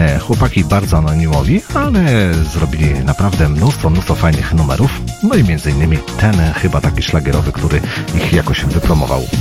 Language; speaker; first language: Polish; native; Polish